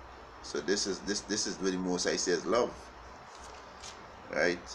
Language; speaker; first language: English; native; English